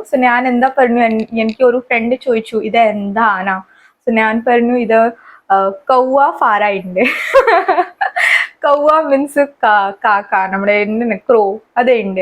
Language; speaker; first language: Malayalam; non-native, fluent; Hindi